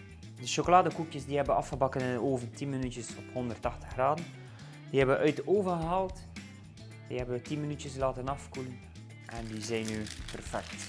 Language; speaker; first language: Dutch; native; Dutch